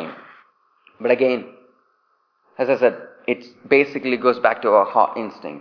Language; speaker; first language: English; non-native, local second language; Malayalam